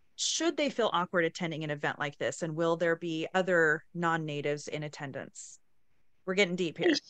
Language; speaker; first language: English; native; English